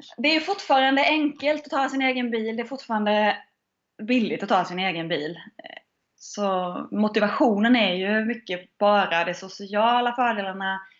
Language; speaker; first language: Swedish; native; Swedish